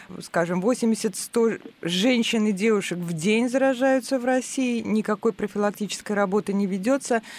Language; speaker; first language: Russian; native; Russian